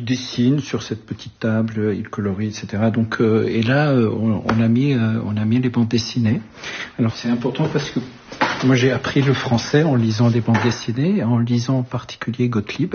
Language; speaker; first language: French; early bilingual, other home language; Arabic